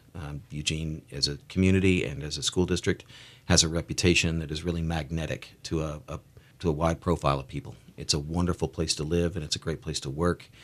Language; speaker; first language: English; native; English